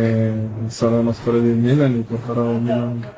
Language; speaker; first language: Italian; non-native, fluent; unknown